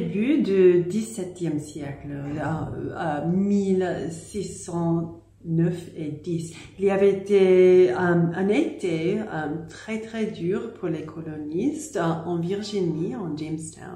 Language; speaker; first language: French; non-native, learner; English